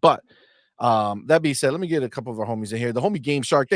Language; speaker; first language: English; native; English